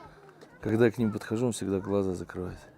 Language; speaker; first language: Russian; native; Russian